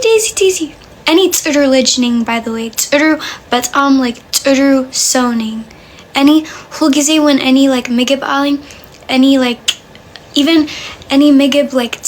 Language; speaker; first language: Amharic; non-native, learner; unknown